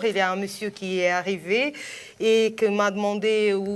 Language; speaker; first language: French; non-native, fluent; Portuguese